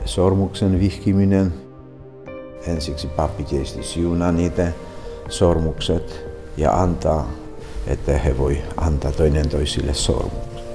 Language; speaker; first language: Finnish; non-native, fluent; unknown